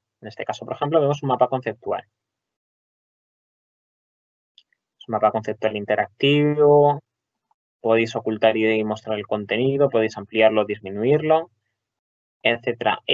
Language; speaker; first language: Spanish; native; Spanish